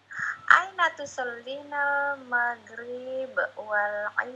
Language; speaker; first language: Arabic; non-native, learner; Indonesian